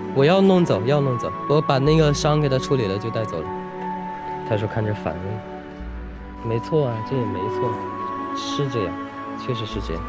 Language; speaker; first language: Chinese; native; Chinese